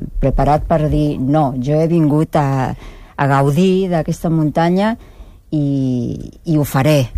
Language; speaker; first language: Catalan; non-native, fluent; Spanish